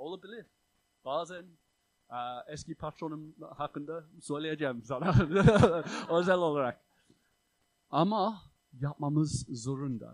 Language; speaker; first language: Turkish; non-native, fluent; English